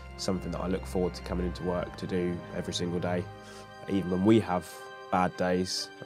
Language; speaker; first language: English; native; English